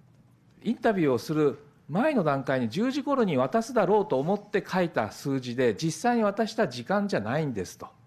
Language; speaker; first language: Japanese; native; Japanese